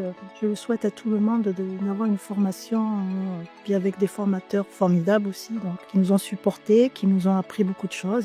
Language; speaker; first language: French; native; French